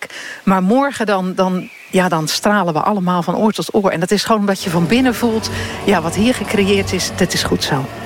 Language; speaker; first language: Dutch; native; Dutch